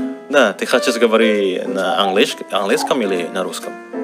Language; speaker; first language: Russian; non-native, learner; Indonesian